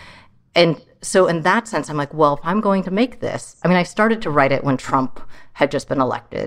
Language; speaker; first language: English; early bilingual, other home language; Chinese